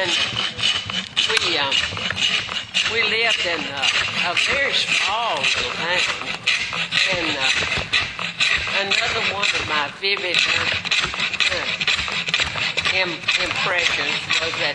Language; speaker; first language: English; native; English